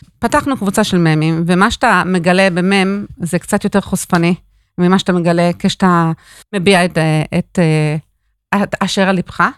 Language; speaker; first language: Hebrew; non-native, fluent; English